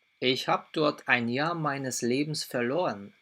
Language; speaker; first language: German; non-native, fluent; Polish